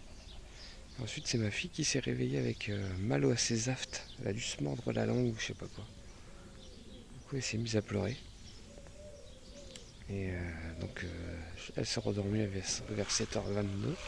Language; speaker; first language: French; native; French